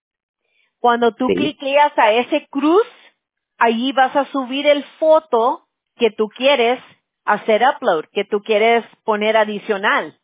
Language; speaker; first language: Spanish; early bilingual, heritage; Spanish